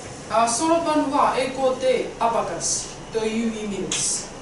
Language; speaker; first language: Japanese; non-native, learner; Tongan